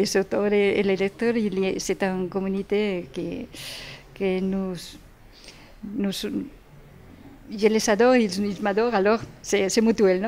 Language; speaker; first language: French; non-native, fluent; Spanish